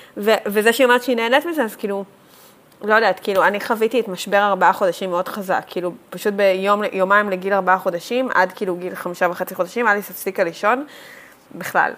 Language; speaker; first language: Hebrew; native; Hebrew